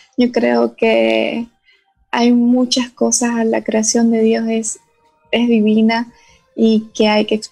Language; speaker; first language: Spanish; non-native, local second language; Portuguese